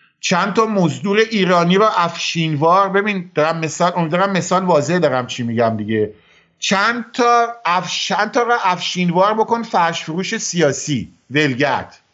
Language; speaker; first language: Persian; native; Persian